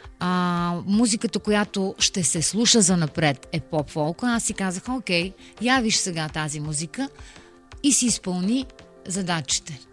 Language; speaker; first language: Bulgarian; native; Bulgarian